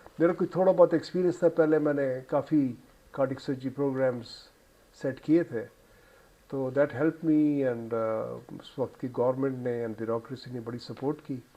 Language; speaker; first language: Urdu; non-native, local second language; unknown